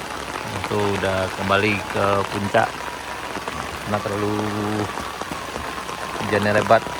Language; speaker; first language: Indonesian; non-native, local second language; Minangkabau